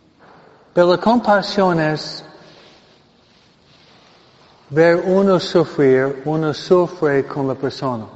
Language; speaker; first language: Spanish; non-native, fluent; English